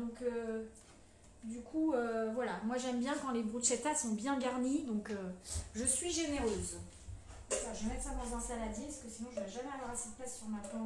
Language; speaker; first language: French; native; French